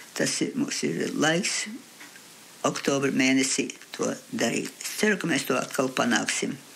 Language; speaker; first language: Latvian; early bilingual, heritage; Latvian